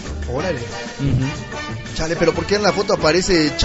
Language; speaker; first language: Spanish; native; Spanish